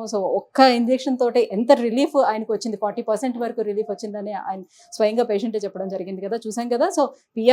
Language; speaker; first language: Telugu; native; Telugu